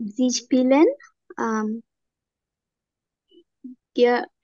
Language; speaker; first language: German; non-native, learner; Bangla